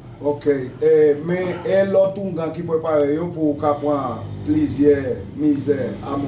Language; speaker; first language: Spanish; native; Spanish